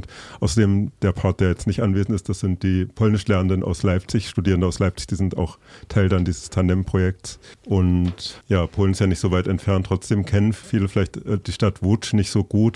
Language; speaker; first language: German; native; German